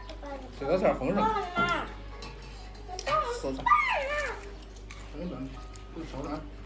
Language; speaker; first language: Chinese; native; Chinese